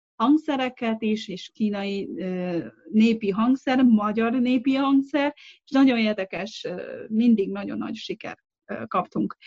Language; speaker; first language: Hungarian; non-native, fluent; Chinese